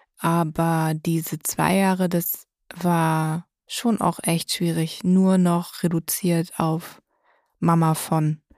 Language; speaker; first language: German; native; German